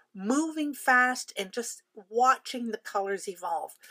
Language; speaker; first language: English; native; English